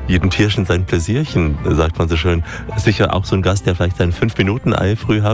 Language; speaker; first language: German; native; German